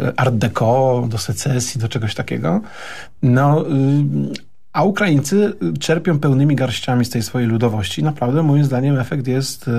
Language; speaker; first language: Polish; native; Polish